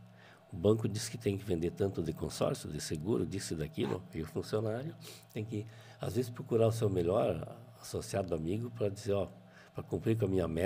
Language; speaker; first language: Portuguese; native; Portuguese